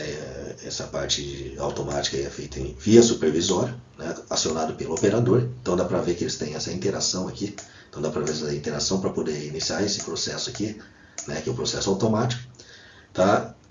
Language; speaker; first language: Portuguese; native; Portuguese